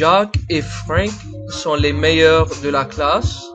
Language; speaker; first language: French; non-native, fluent; English